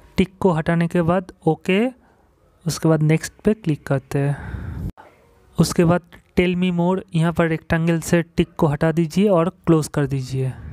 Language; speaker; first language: Hindi; non-native, local second language; Bangla